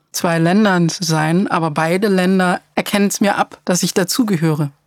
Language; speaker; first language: German; early bilingual, other home language; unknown